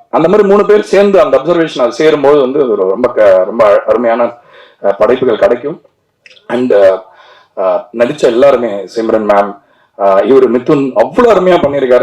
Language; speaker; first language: Tamil; native; Tamil